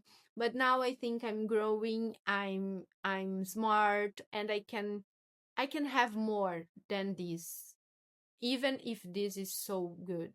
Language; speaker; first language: English; non-native, learner; Portuguese